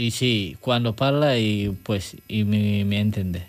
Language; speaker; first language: Spanish; non-native, learner; French